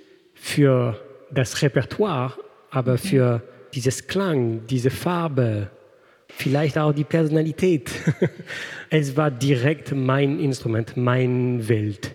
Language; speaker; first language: German; non-native, fluent; French